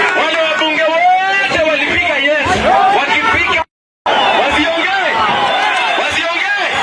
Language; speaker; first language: Swahili; non-native, local second language; Kalenjin